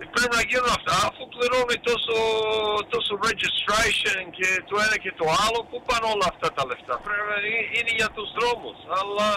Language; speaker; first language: Greek; early bilingual, heritage; Greek